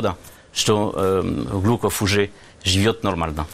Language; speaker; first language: Russian; non-native, learner; French